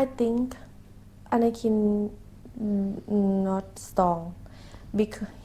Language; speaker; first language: English; non-native, learner; Thai